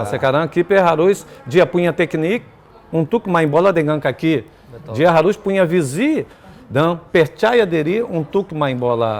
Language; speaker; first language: Indonesian; non-native, fluent; Portuguese